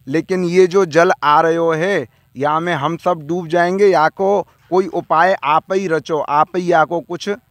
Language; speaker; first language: Hindi; native; Hindi